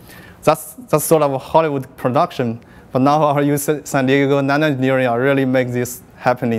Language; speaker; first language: English; non-native, fluent; Chinese